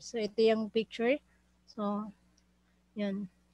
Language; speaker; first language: English; non-native, local second language; Cebuano